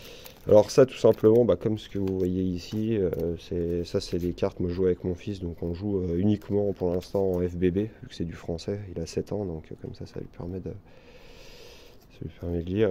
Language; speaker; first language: French; native; French